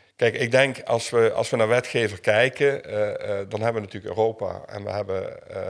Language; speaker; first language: Dutch; native; Dutch